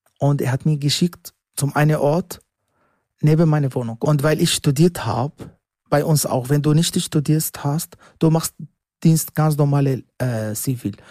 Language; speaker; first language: German; non-native, learner; Arabic